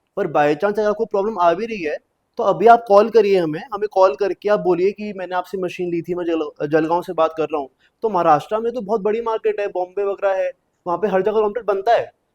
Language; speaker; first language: Hindi; native; Hindi